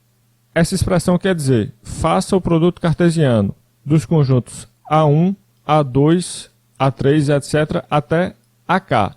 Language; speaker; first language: Portuguese; native; Portuguese